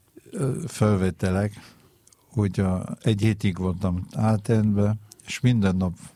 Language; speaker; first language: Hungarian; non-native, fluent; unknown